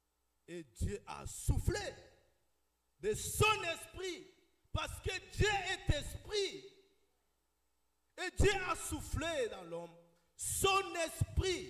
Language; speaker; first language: French; non-native, local second language; Lingala